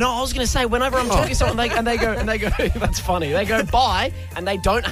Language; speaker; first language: English; native; English